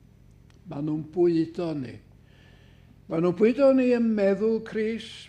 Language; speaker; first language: Welsh; native; Welsh